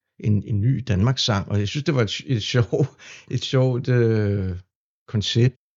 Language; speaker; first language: Danish; native; Danish